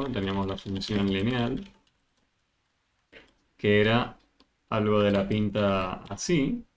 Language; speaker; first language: Spanish; native; Spanish